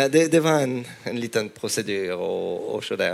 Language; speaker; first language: Swedish; non-native, fluent; French